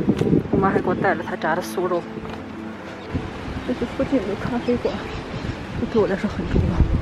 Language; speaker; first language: Chinese; native; Chinese